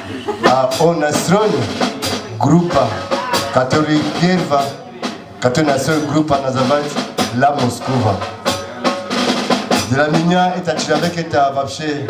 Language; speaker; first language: Russian; non-native, learner; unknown